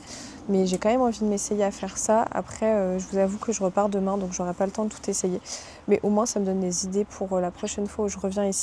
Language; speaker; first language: French; native; French